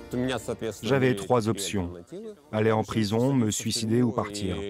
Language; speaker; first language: French; non-native, fluent; Russian